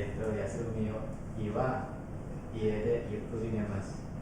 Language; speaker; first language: Japanese; non-native, learner; Indonesian